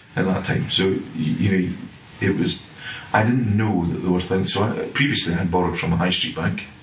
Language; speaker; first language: English; native; English